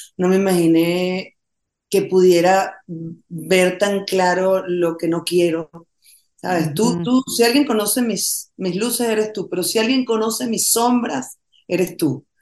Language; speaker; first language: Spanish; native; Spanish